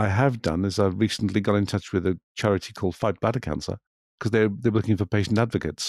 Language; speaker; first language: English; native; English